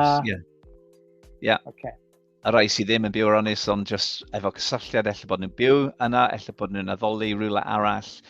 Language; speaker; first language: Welsh; non-native, fluent; English